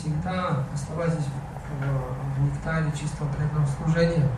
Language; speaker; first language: Russian; native; Russian